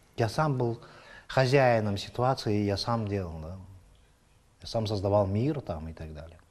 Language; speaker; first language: Russian; native; Russian